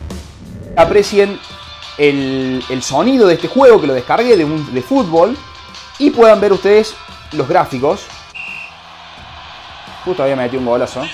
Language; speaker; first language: Spanish; native; Spanish